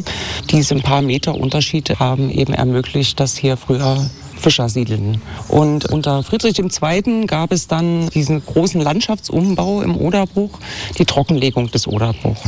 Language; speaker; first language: German; native; German